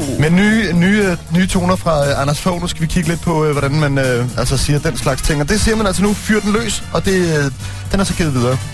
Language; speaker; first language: Danish; native; Danish